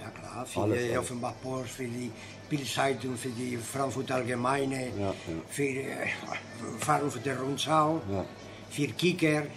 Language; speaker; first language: German; non-native, fluent; Spanish